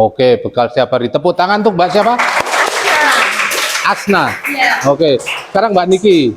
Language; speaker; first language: Indonesian; native; Indonesian